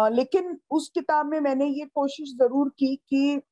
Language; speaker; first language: Hindi; native; Hindi